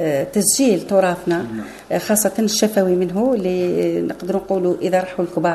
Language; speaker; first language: Arabic; native; Arabic